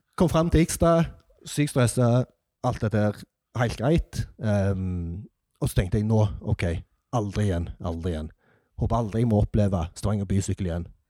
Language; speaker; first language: Norwegian; native; Norwegian